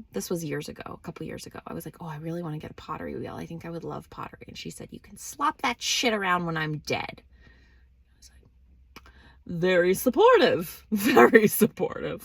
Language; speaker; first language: English; native; English